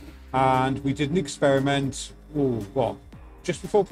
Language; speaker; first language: English; native; English